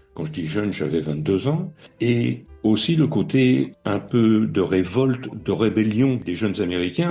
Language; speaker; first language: French; native; French